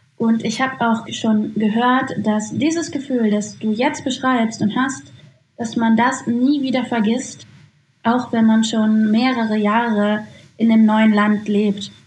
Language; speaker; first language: German; native; German